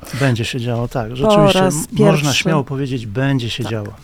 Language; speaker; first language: Polish; native; Polish